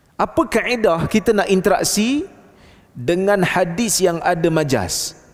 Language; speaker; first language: Malay; native; Malay